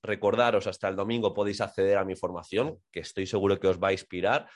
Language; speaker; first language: Spanish; native; Spanish